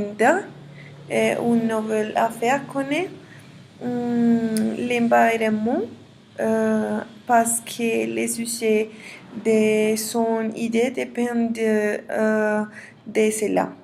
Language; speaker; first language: French; non-native, learner; Spanish